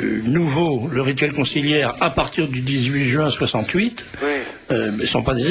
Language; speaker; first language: French; native; French